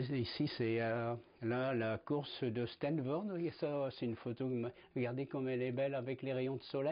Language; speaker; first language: French; native; French